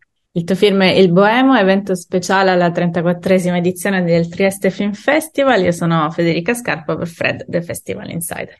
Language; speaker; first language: Italian; native; Italian